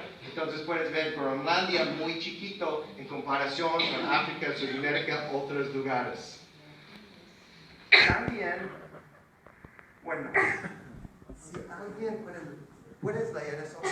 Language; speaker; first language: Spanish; non-native, fluent; English